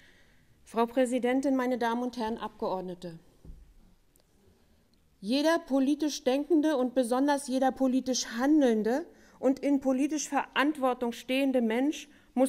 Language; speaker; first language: German; native; German